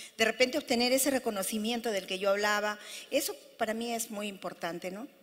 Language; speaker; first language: Spanish; native; Spanish